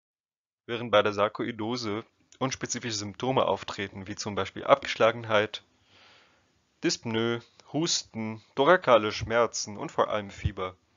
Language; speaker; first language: German; non-native, fluent; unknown